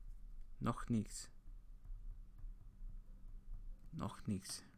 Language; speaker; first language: German; non-native, learner; English